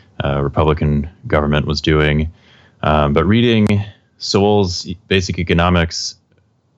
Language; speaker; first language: English; native; English